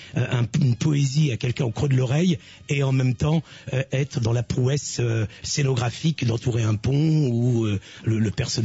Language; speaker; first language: French; native; French